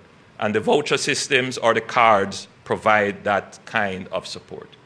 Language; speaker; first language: English; native; English